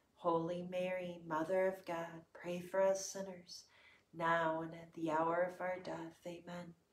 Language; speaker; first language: English; native; English